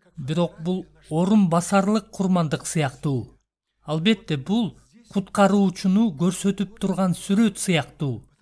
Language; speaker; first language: Kyrgyz; non-native, local second language; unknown